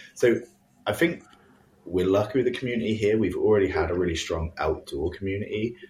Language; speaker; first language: English; native; English